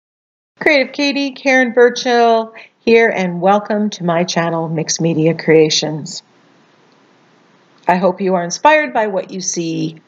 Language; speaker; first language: English; native; English